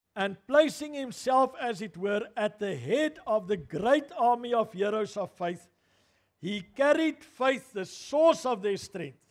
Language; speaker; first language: English; non-native, local second language; Afrikaans